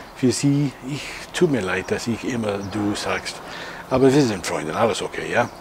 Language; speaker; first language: German; non-native, learner; English